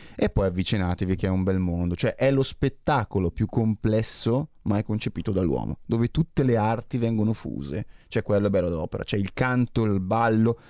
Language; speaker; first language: Italian; native; Italian